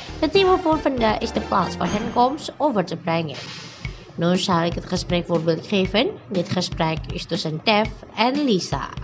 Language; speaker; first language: Dutch; non-native, fluent; Indonesian